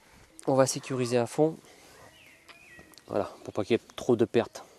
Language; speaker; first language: French; native; French